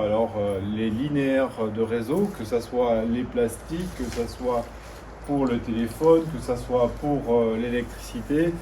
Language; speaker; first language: French; native; French